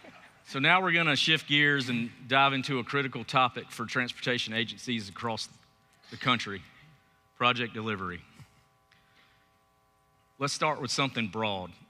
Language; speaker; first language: English; native; English